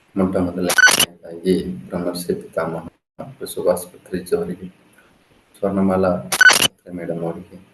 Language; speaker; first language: Kannada; native; Kannada